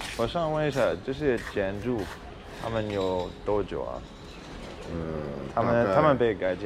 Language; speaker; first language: Chinese; non-native, fluent; English